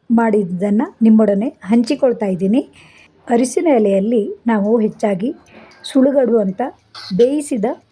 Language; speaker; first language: Kannada; non-native, local second language; Konkani